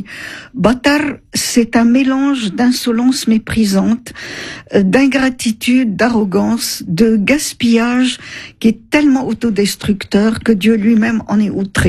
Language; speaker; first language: French; non-native, local second language; Arabic